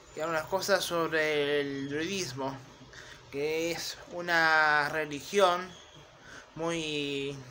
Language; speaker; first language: Spanish; native; Spanish